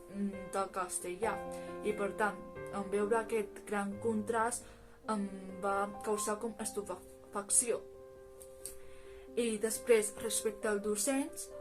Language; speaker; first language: Catalan; early bilingual, other home language; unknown